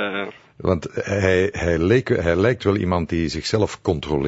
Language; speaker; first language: Dutch; native; Dutch